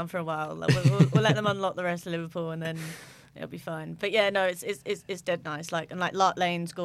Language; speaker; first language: English; native; English